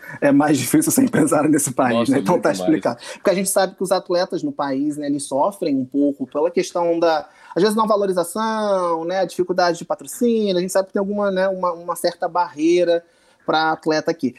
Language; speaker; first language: Portuguese; native; Portuguese